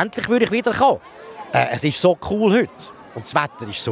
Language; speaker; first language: German; native; German